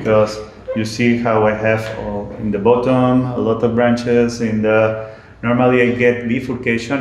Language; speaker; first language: English; non-native, learner; Spanish